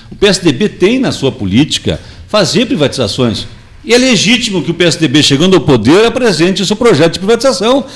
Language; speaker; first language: Portuguese; native; Portuguese